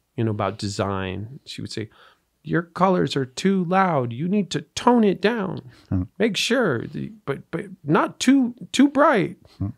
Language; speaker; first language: English; native; English